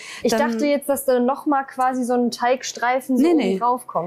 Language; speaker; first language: German; native; German